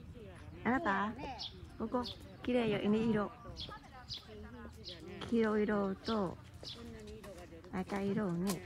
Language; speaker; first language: Japanese; non-native, learner; Vietnamese